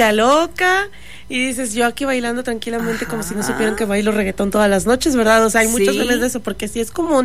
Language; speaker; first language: Spanish; native; Spanish